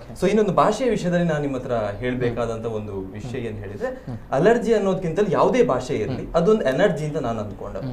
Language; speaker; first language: Kannada; non-native, local second language; Tulu